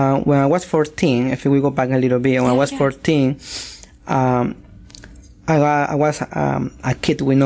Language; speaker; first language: English; non-native, learner; Spanish